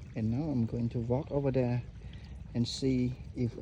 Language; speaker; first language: English; non-native, learner; Khmer